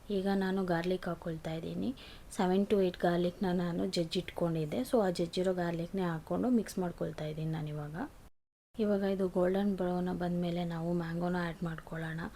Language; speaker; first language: Kannada; non-native, local second language; Kodava